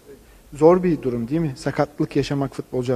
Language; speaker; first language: Turkish; native; Turkish